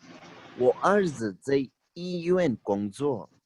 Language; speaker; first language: Chinese; non-native, fluent; Urdu